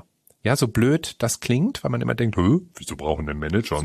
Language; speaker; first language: German; native; German